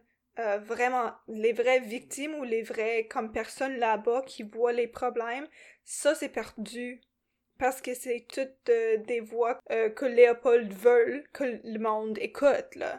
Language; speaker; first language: French; non-native, local second language; English